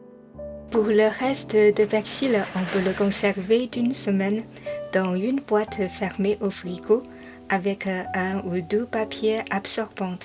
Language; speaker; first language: French; non-native, learner; Chinese